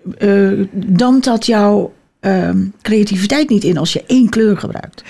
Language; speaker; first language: Dutch; native; Dutch